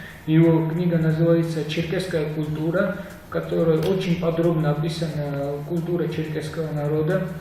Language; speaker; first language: Russian; non-native, local second language; Georgian